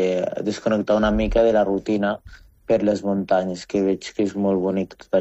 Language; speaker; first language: Catalan; non-native, fluent; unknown